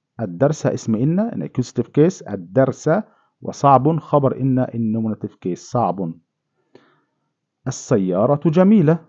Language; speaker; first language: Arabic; non-native, fluent; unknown